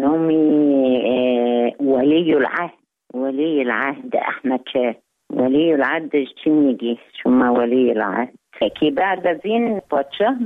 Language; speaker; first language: Persian; non-native, fluent; Arabic